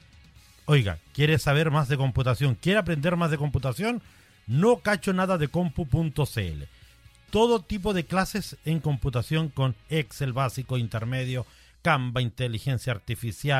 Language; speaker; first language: Spanish; native; Spanish